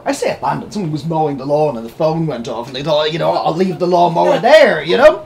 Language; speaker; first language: English; native; English